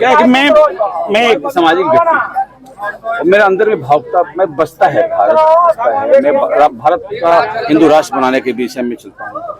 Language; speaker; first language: Hindi; native; Hindi